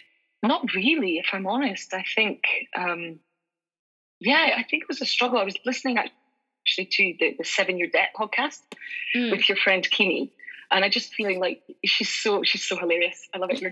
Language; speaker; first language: English; native; English